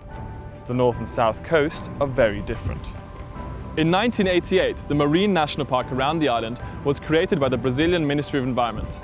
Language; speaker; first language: English; non-native, fluent; German